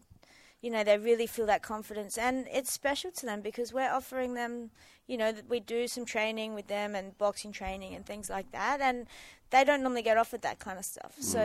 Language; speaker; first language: English; native; English